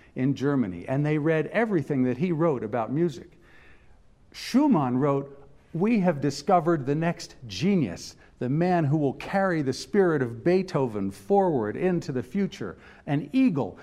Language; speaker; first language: English; native; English